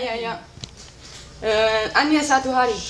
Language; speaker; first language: Indonesian; non-native, learner; Danish